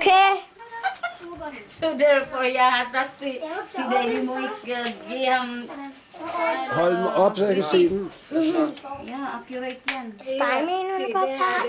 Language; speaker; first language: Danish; non-native, learner; Filipino